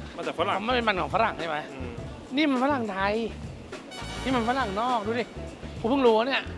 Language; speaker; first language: Thai; non-native, fluent; Chinese